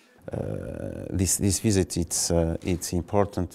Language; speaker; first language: English; non-native, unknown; Arabic